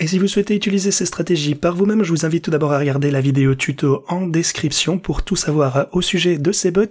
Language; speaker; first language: French; native; French